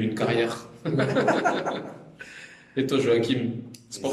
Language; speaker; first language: French; native; French